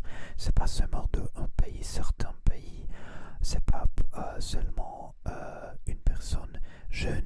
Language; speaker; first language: French; non-native, learner; Spanish